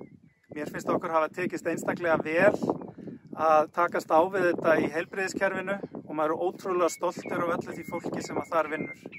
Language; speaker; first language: Icelandic; native; Icelandic